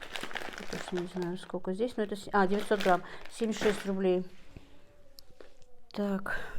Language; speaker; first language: Russian; non-native, local second language; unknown